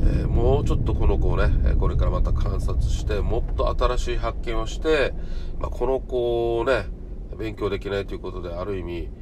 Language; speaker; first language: Japanese; native; Japanese